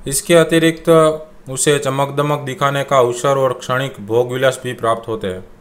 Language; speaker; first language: Hindi; non-native, local second language; Gujarati